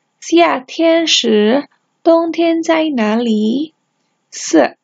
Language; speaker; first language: Chinese; non-native, fluent; Indonesian